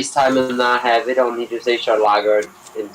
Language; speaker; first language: Welsh; non-native, local second language; English